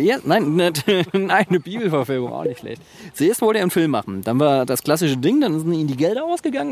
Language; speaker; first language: German; native; German